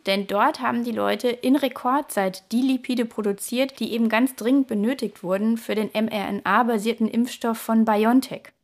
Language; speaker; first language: German; native; German